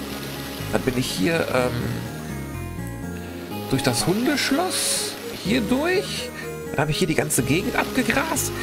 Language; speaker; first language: German; native; German